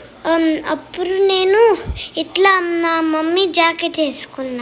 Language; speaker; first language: Telugu; early bilingual, heritage; Telugu